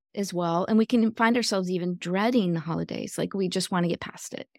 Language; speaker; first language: English; native; English